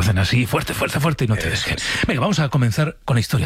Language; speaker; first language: Spanish; native; Spanish